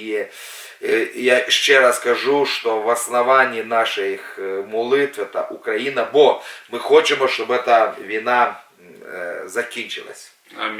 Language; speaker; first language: Ukrainian; non-native, local second language; Russian